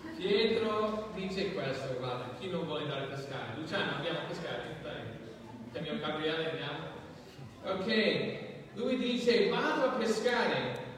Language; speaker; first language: Italian; non-native, fluent; English